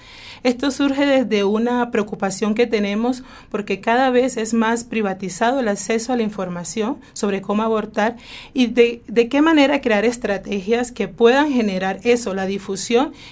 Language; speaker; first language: Spanish; native; Spanish